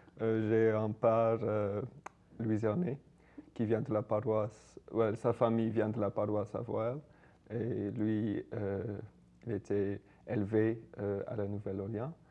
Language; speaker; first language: French; non-native, fluent; Swedish